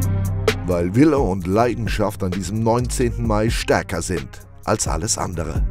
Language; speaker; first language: German; native; German